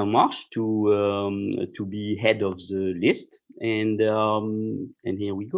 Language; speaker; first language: English; non-native, fluent; French